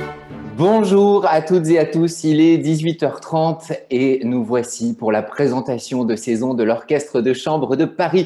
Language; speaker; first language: French; native; French